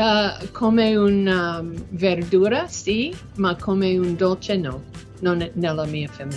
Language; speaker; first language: Italian; non-native, learner; English